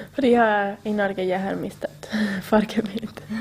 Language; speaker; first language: Norwegian; non-native, learner; Spanish